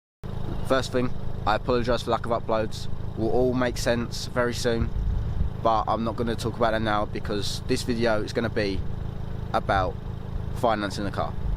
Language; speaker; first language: English; native; English